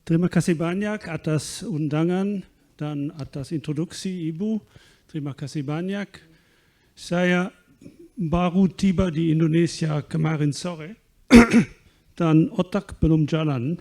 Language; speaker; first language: Indonesian; non-native, fluent; German